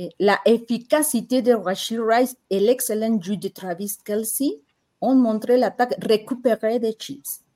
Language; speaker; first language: French; non-native, learner; Spanish